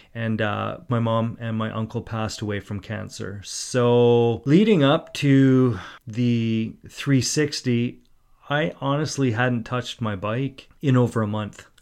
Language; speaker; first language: English; native; English